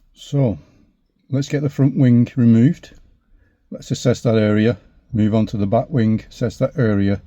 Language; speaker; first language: English; native; English